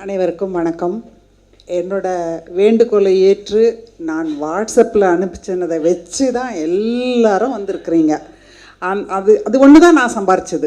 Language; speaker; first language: Tamil; native; Tamil